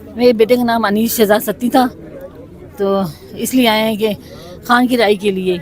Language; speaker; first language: Urdu; non-native, local second language; Pahari-Potwari